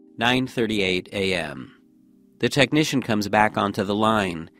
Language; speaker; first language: English; native; English